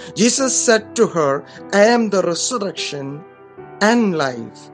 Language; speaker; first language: English; non-native, local second language; Malayalam